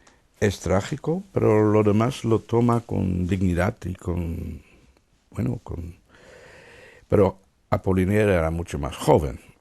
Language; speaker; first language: Spanish; non-native, fluent; Dutch